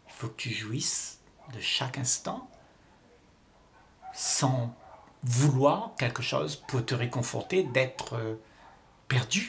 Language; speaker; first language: French; native; French